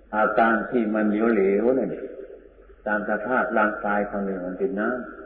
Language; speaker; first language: Thai; non-native, local second language; Northeastern Thai